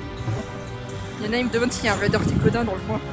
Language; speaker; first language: French; native; French